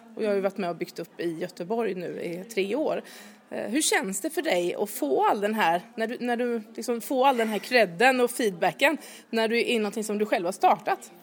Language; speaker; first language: Swedish; native; Swedish